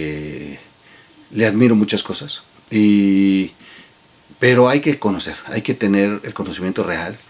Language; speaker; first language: Spanish; native; Spanish